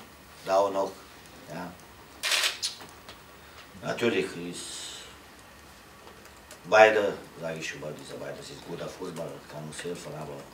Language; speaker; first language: German; non-native, learner; Romanian